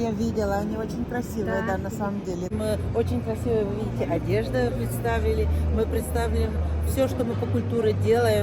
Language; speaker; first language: Russian; non-native, fluent; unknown